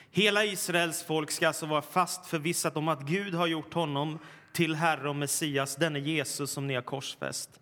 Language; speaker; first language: Swedish; native; Swedish